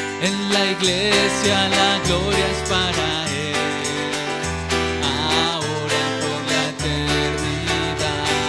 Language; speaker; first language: Spanish; native; Spanish